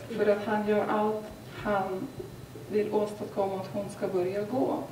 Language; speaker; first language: Swedish; non-native, fluent; Lithuanian